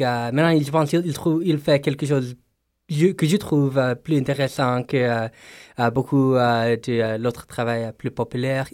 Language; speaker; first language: French; non-native, local second language; English